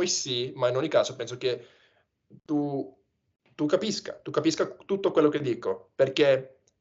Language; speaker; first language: Italian; non-native, fluent; English